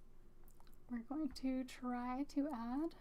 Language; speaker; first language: English; native; English